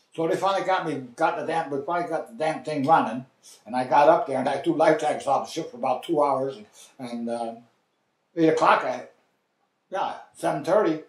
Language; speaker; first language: English; native; English